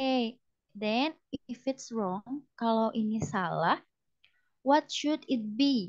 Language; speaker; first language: English; non-native, fluent; Indonesian